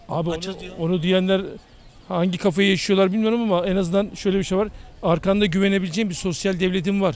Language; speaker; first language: Turkish; native; Turkish